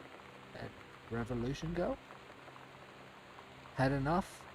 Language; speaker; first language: English; native; English